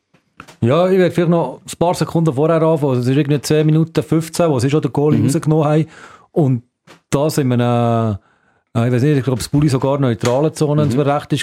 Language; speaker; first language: German; native; German